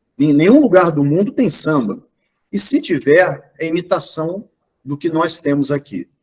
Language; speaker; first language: Portuguese; native; Portuguese